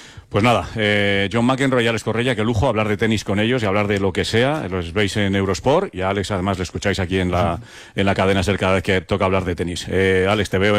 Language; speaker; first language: Spanish; native; Spanish